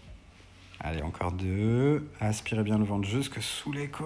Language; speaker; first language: French; native; French